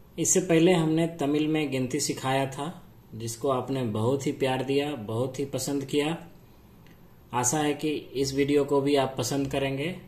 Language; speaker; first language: Hindi; native; Hindi